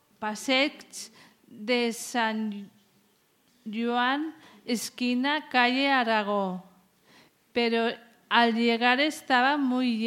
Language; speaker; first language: Spanish; non-native, local second language; Catalan